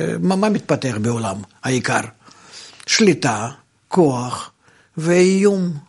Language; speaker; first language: Hebrew; non-native, fluent; Russian